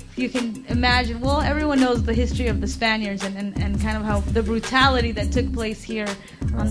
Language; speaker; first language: English; early bilingual, other home language; Spanish